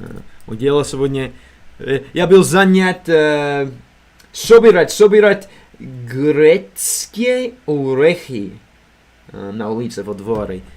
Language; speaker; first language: Russian; non-native, learner; English